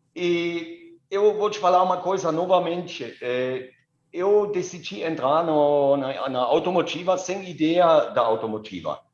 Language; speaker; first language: Portuguese; non-native, fluent; German